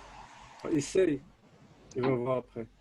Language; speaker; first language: French; non-native, local second language; Arabic